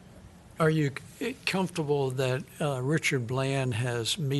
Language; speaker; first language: English; native; English